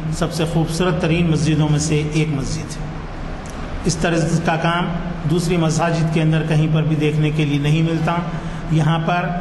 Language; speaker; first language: Urdu; native; Urdu